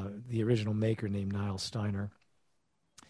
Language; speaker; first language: English; native; English